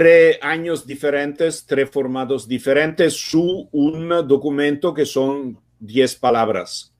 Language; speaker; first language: Spanish; non-native, fluent; Italian